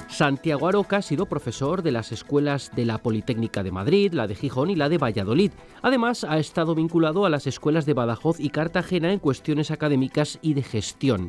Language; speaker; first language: Spanish; native; Spanish